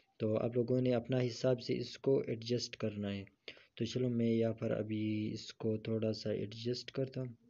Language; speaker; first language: Urdu; non-native, local second language; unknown